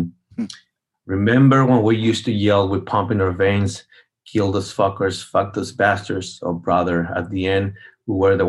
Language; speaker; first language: English; non-native, fluent; Spanish